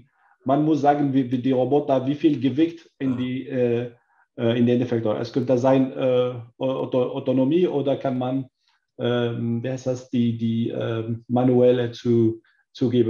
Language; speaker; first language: German; non-native, learner; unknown